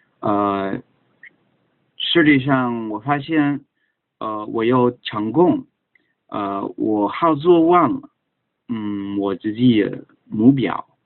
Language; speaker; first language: Chinese; non-native, learner; English